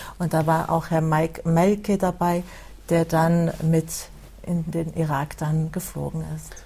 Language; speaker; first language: German; early bilingual, other home language; Turoyo